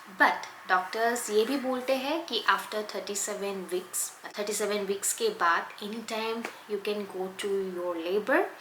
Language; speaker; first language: Hindi; non-native, local second language; Assamese